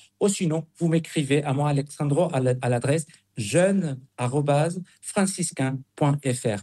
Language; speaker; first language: French; non-native, fluent; Spanish